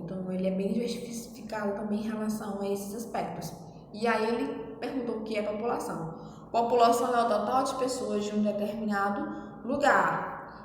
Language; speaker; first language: Portuguese; native; Portuguese